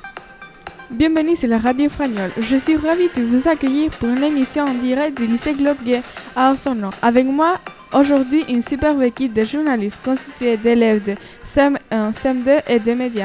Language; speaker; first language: French; non-native, learner; Spanish